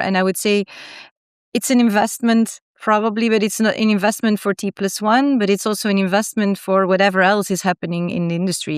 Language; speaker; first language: English; non-native, fluent; German